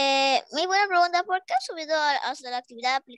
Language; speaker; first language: Spanish; native; Spanish